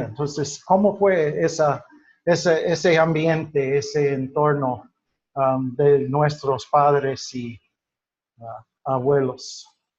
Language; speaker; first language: Spanish; non-native, fluent; English